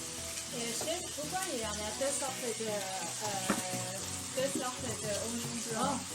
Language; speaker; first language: French; non-native, fluent; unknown